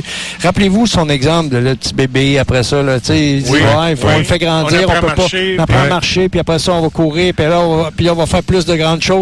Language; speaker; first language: French; native; French